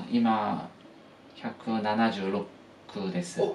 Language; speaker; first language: Japanese; non-native, fluent; Korean